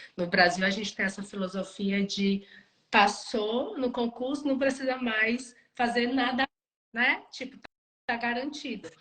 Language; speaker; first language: Portuguese; native; Portuguese